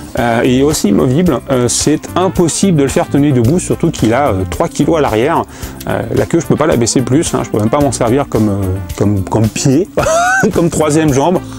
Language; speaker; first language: French; native; French